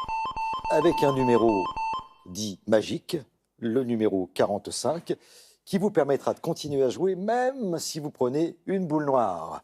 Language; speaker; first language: French; native; French